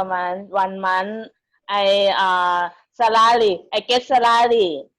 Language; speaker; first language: English; non-native, learner; Thai